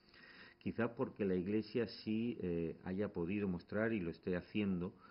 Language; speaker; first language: Spanish; native; Spanish